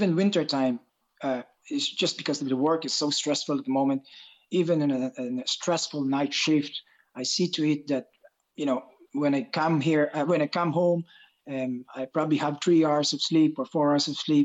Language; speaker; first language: English; non-native, local second language; Hiligaynon